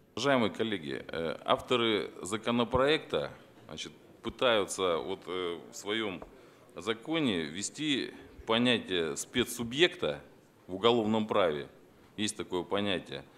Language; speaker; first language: Russian; native; Russian